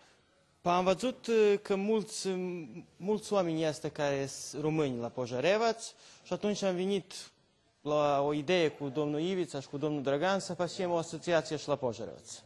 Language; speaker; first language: Romanian; non-native, local second language; Serbian